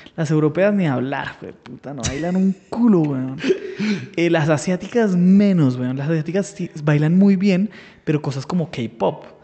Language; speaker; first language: Spanish; native; Spanish